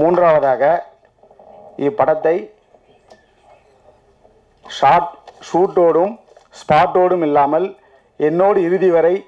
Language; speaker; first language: Tamil; native; Tamil